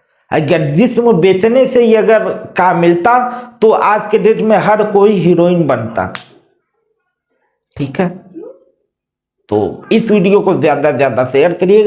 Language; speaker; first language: Hindi; native; Hindi